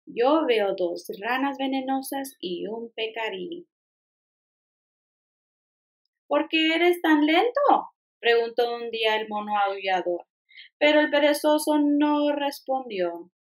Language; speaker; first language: Spanish; early bilingual, heritage; Spanish